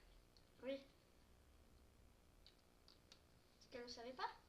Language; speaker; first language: French; native; French